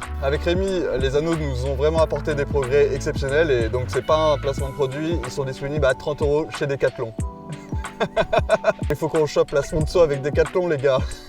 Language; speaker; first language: French; native; French